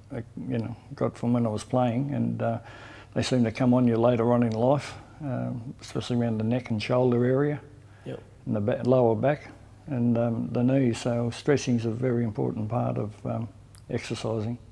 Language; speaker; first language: English; native; English